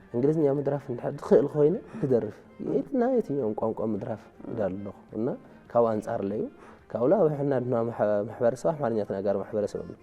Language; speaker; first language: Tigrinya; native; Tigrinya